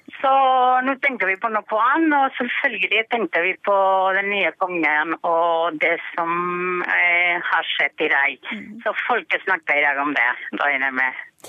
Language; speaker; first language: Norwegian; non-native, fluent; Spanish